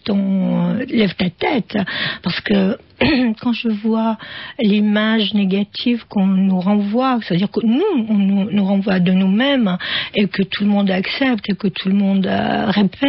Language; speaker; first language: French; non-native, fluent; Arabic